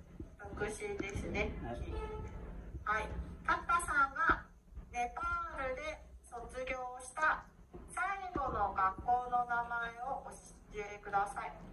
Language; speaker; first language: Japanese; non-native, learner; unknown